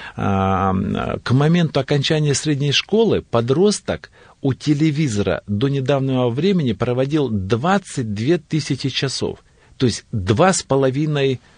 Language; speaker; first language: Russian; native; Russian